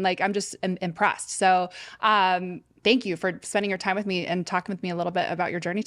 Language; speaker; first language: English; native; English